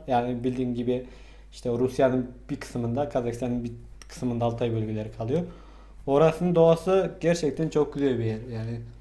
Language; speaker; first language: Turkish; non-native, fluent; Mongolian